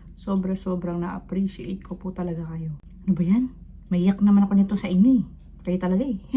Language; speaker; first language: Filipino; native; Filipino